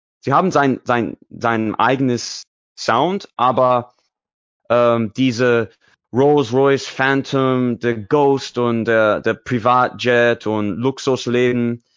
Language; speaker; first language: German; non-native, learner; English